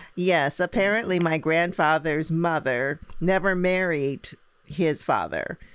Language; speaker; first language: English; native; English